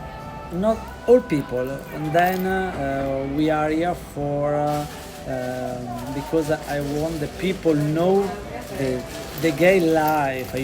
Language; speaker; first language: English; non-native, learner; Italian